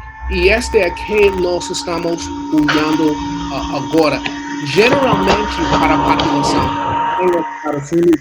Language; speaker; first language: Portuguese; non-native, learner; English